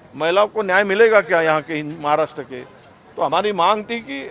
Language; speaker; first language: Hindi; non-native, local second language; Marathi